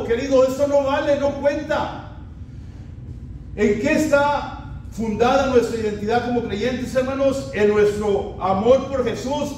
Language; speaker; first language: Spanish; native; Spanish